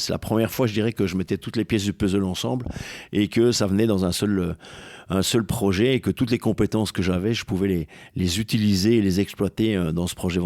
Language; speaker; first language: French; native; French